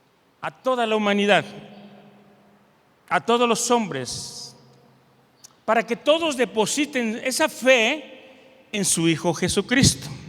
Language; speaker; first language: Spanish; native; Spanish